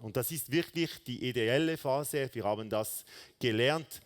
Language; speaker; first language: German; non-native, local second language; French